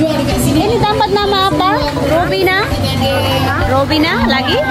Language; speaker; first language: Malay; non-native, learner; Nepali